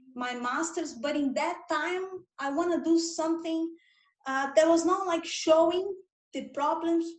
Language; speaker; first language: English; non-native, fluent; Portuguese